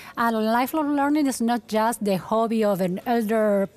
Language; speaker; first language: English; non-native, fluent; Spanish